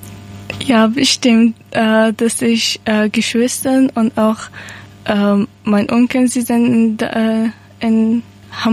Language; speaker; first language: German; non-native, learner; Persian